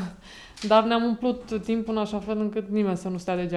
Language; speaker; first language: Romanian; native; Romanian